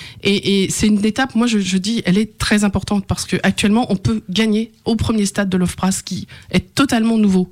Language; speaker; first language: French; native; French